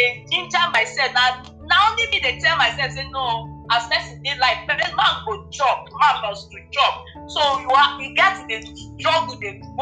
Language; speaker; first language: Nigerian Pidgin; non-native, local second language; Yoruba